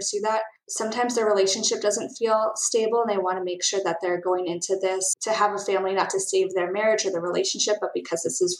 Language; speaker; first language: English; native; English